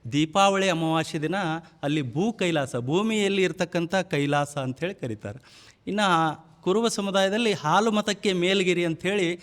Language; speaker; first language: Kannada; native; Kannada